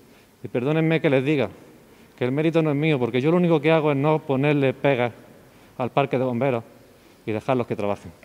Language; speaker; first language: Spanish; native; Spanish